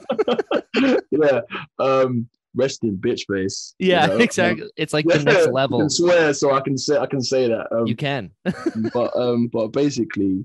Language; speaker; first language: English; native; English